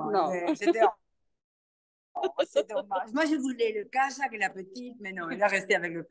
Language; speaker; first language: French; non-native, learner; Spanish